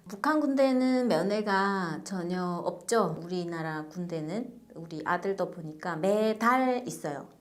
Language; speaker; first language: Korean; native; Korean